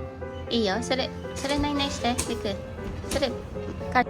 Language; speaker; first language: Japanese; non-native, fluent; Filipino